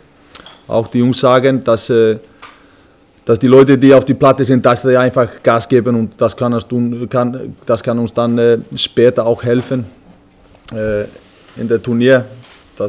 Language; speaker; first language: German; non-native, fluent; Icelandic